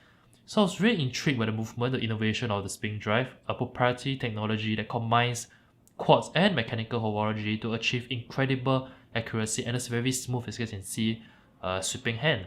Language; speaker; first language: English; native; English